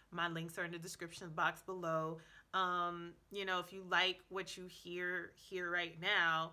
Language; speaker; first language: English; native; English